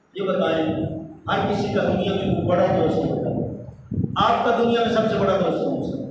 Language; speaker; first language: Urdu; native; Urdu